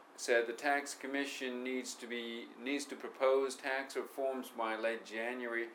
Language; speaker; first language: English; non-native, fluent; Japanese